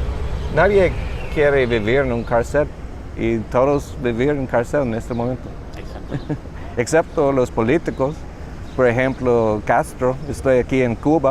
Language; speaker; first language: Spanish; non-native, learner; English